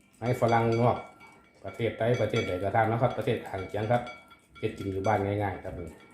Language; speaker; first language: Thai; native; Thai